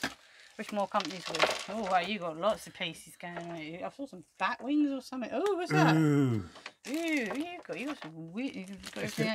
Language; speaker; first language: English; native; English